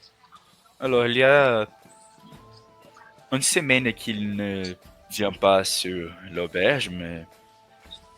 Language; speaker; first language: French; non-native, learner; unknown